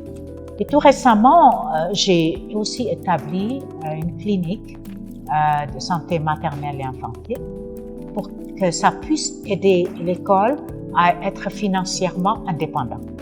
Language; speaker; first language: French; non-native, fluent; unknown